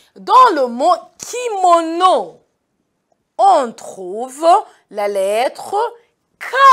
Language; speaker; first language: French; non-native, local second language; Kinyarwanda